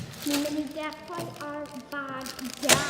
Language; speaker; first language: Welsh; non-native, local second language; English